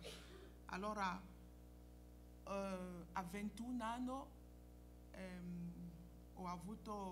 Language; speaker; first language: Italian; non-native, fluent; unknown